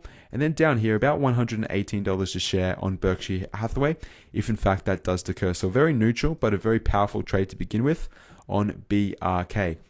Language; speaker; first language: English; native; English